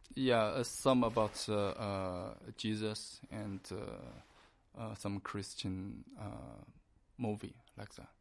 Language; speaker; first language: English; non-native, learner; Chinese